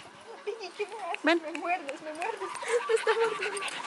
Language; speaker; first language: Spanish; early bilingual, heritage; Spanish